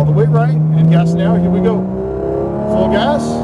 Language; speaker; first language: English; native; English